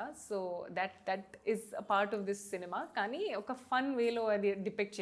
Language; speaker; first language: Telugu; non-native, local second language; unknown